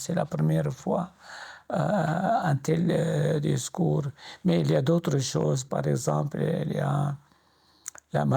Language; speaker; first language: French; non-native, fluent; Arabic